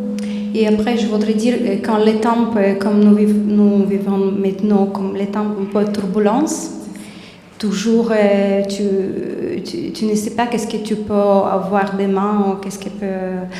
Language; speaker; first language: French; non-native, learner; Ukrainian